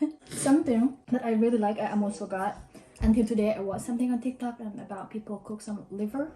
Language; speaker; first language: English; non-native, learner; Thai